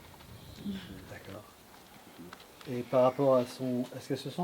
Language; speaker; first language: French; native; French